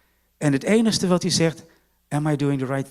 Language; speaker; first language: Dutch; native; Dutch